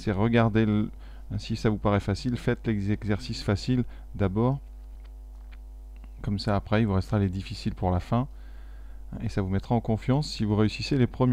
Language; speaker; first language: French; native; French